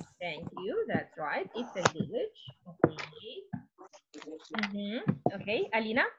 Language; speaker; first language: English; non-native, fluent; Russian